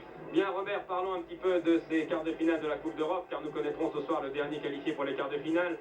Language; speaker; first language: French; native; French